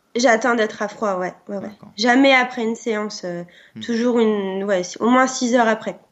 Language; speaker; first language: French; native; French